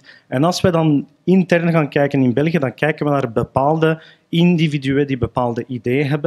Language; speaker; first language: Dutch; early bilingual, other home language; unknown